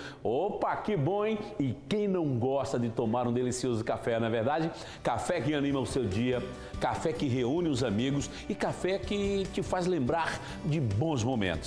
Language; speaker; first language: Portuguese; native; Portuguese